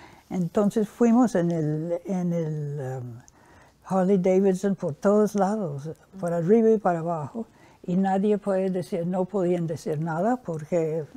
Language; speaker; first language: Spanish; non-native, fluent; English